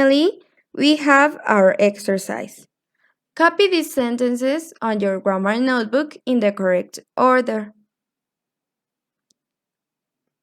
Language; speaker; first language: English; non-native, fluent; Spanish